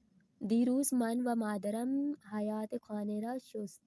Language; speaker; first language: Persian; non-native, fluent; Urdu